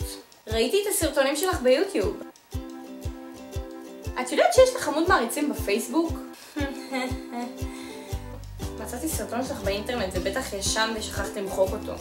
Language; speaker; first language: Hebrew; native; Hebrew